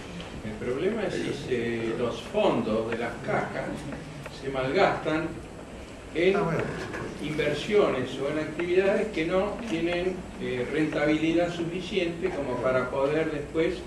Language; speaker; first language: Spanish; native; Spanish